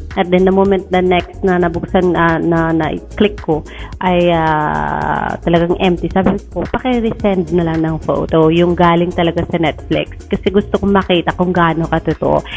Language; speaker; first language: Filipino; native; Filipino